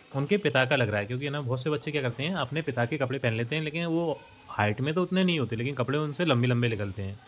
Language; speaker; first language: Hindi; native; Hindi